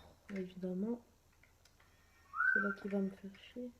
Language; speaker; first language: French; native; French